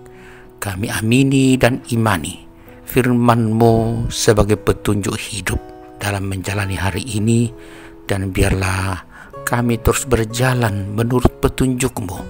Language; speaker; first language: Indonesian; native; Indonesian